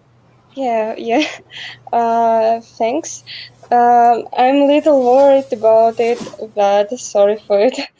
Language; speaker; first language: English; non-native, learner; Russian